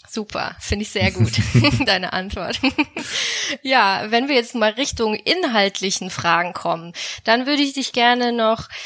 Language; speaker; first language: German; native; German